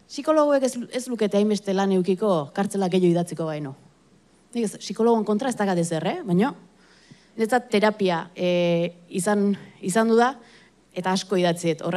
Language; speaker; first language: Basque; native; Basque